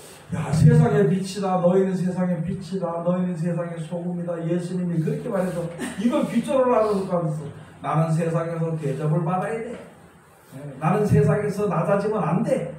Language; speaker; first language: Korean; native; Korean